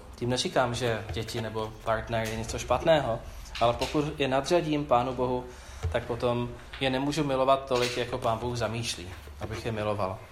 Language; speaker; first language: Czech; native; Czech